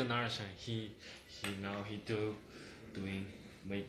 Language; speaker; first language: English; non-native, learner; Korean